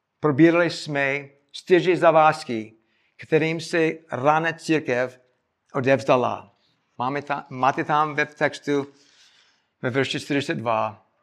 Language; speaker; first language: Czech; non-native, fluent; English